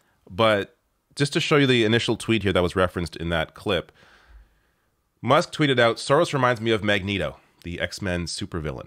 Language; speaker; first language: English; native; English